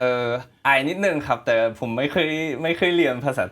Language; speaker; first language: Thai; early bilingual, other home language; Korean